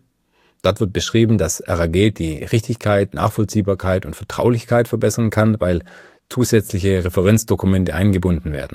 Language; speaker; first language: German; native; German